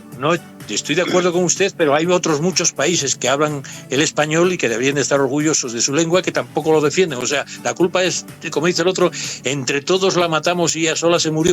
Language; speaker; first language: Spanish; native; Spanish